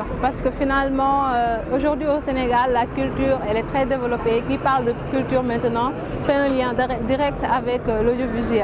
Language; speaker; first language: French; non-native, local second language; Wolof